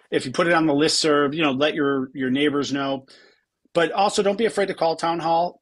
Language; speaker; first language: English; native; English